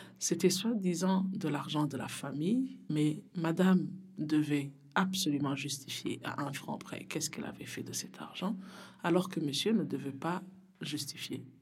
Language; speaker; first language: French; non-native, local second language; Rundi